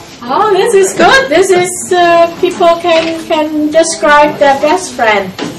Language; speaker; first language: English; non-native, fluent; Vietnamese